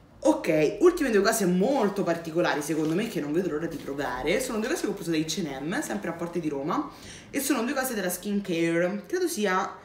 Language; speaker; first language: Italian; native; Italian